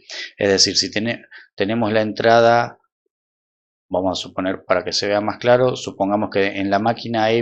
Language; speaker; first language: Spanish; native; Spanish